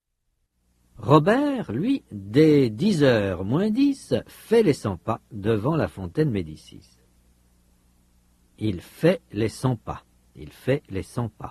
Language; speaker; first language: French; native; French